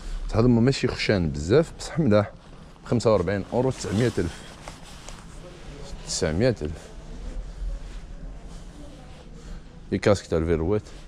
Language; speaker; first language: Arabic; native; Arabic